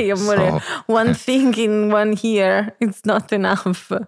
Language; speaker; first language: English; non-native, fluent; Italian